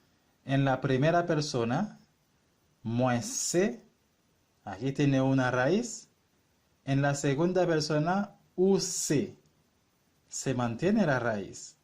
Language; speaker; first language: Spanish; non-native, fluent; Haitian Creole